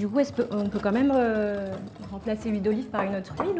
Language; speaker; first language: French; native; French